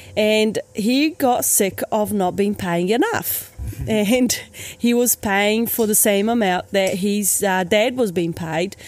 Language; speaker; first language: English; native; English